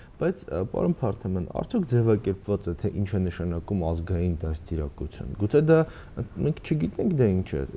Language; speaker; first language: Armenian; native; Armenian